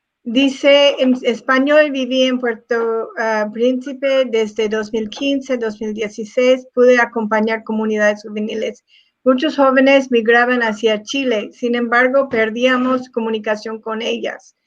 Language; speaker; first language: Spanish; non-native, fluent; English